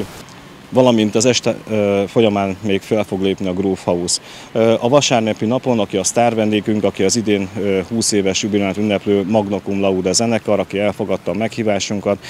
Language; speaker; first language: Hungarian; native; Hungarian